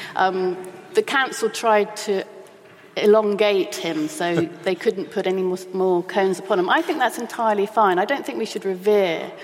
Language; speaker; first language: English; native; English